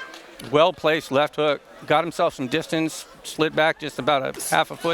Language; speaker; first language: English; native; English